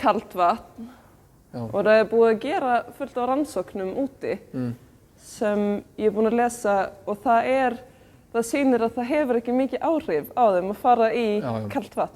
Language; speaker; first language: Icelandic; non-native, fluent; Swedish